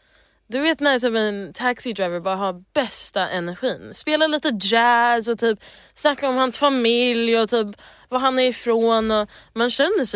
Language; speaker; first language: Swedish; early bilingual, heritage; English